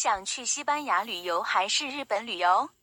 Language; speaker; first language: Chinese; non-native, learner; English